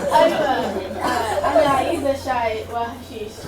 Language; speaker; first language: Arabic; non-native, learner; English